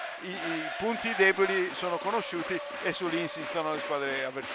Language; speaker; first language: Italian; native; Italian